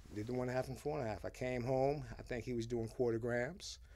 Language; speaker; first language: English; early bilingual, other home language; Haitian Creole